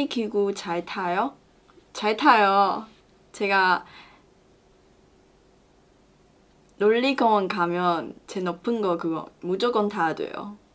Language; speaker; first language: Korean; non-native, learner; Chinese